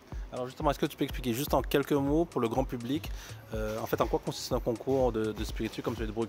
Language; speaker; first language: French; native; French